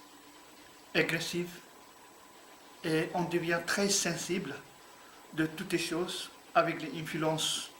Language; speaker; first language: French; non-native, learner; Tibetan